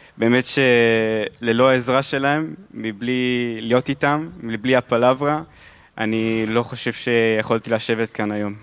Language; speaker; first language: Hebrew; early bilingual, other home language; Hungarian